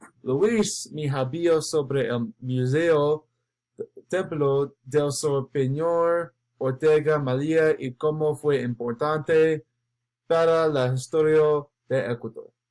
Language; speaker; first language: Spanish; non-native, learner; English